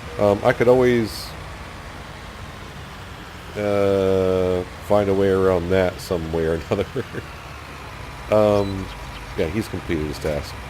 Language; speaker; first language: English; native; English